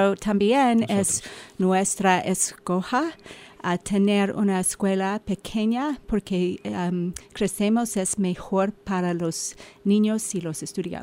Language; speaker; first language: Spanish; non-native, learner; English